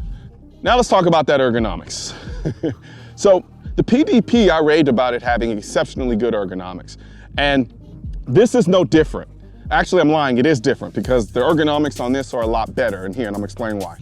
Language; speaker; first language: English; native; English